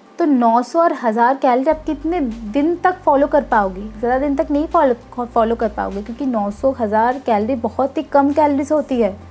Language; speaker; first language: Hindi; non-native, local second language; Bangla